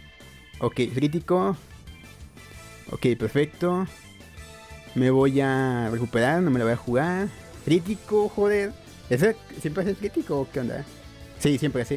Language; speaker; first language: Spanish; native; Spanish